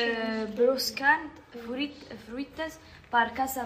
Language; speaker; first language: Catalan; non-native, learner; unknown